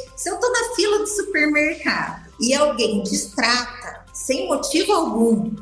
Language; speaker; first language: Portuguese; native; Portuguese